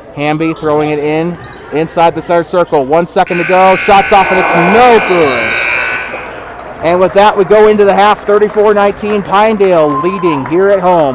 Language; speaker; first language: English; native; English